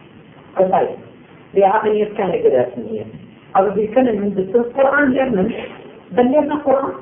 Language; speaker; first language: German; non-native, fluent; Arabic